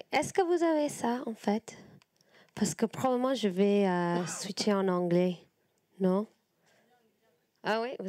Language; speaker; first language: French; non-native, learner; English